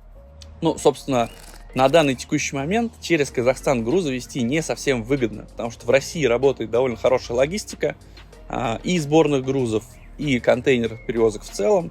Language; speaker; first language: Russian; native; Russian